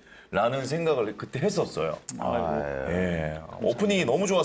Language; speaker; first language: Korean; native; Korean